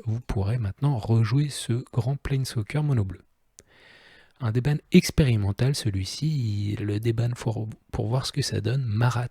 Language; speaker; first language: French; native; French